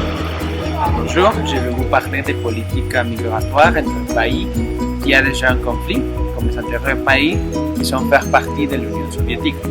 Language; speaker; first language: French; non-native, learner; Spanish